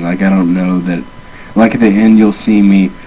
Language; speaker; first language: English; native; English